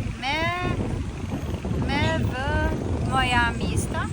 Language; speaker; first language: Ukrainian; non-native, learner; Portuguese